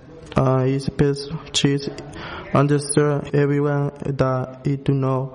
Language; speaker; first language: English; non-native, learner; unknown